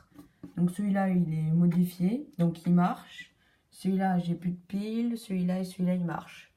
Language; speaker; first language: French; native; French